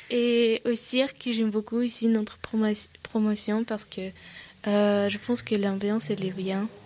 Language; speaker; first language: French; non-native, learner; Russian